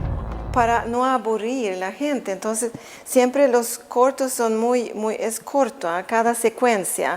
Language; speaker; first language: Spanish; non-native, fluent; Swedish